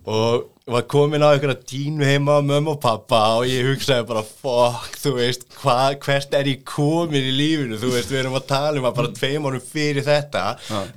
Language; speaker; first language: Icelandic; native; Icelandic